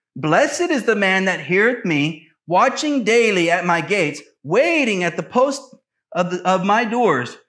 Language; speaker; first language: English; native; English